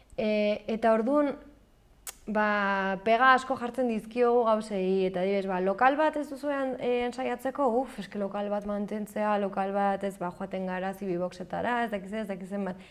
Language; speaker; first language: Basque; native; Basque